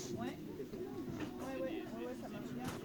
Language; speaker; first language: French; non-native, learner; Thai